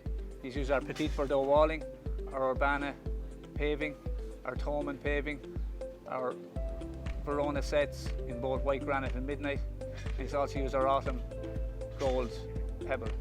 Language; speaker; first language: English; native; English